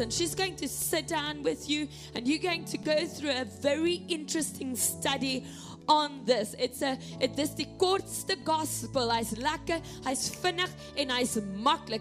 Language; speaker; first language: English; non-native, local second language; Afrikaans